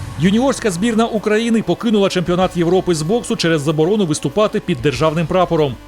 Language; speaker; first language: Ukrainian; native; Ukrainian